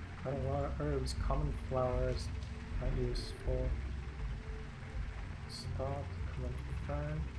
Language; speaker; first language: English; native; English